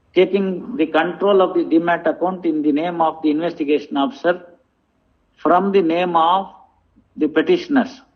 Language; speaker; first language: English; non-native, local second language; Kannada